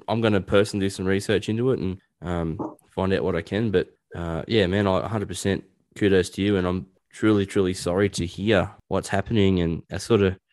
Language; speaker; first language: English; native; English